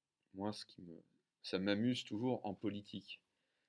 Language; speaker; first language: French; native; French